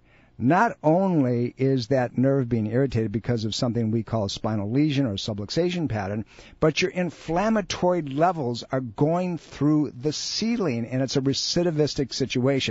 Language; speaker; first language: English; native; English